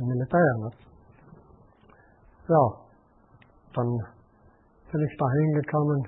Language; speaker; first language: German; native; German